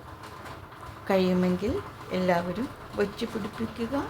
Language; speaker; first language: Malayalam; native; Malayalam